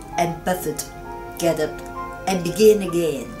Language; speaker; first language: English; non-native, local second language; Cantonese